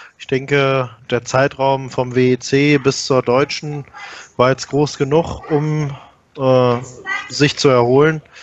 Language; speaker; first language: German; native; German